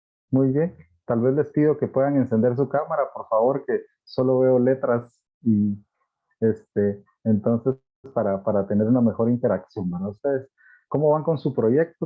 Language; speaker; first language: Spanish; native; Spanish